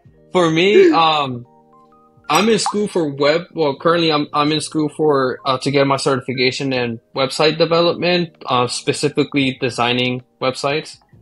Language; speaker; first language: English; early bilingual, other home language; Spanish